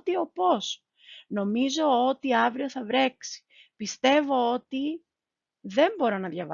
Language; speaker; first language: Greek; non-native, fluent; Spanish